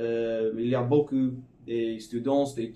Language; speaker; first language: French; non-native, learner; English